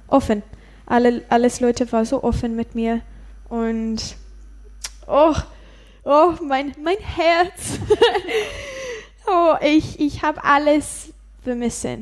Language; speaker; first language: German; non-native, learner; English